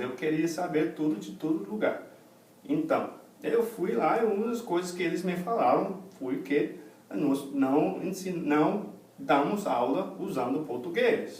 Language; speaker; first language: Portuguese; non-native, fluent; English